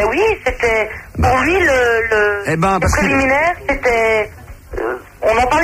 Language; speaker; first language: French; native; French